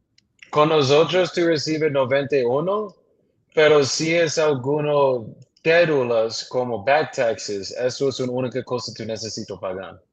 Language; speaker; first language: Spanish; non-native, learner; English